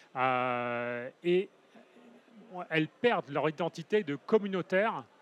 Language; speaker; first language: French; native; French